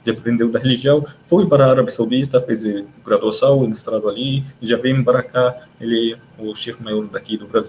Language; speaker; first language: Portuguese; non-native, learner; Arabic